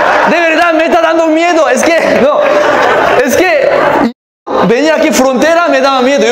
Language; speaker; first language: Spanish; non-native, fluent; Korean